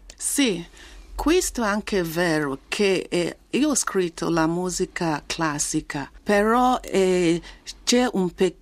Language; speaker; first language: Italian; non-native, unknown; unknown